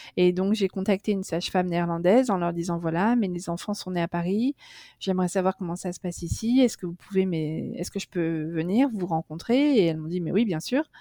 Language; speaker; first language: French; native; French